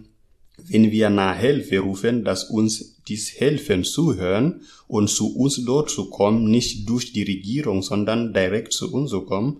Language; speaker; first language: German; non-native, learner; Masai